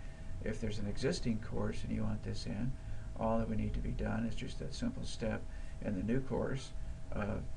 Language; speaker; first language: English; native; English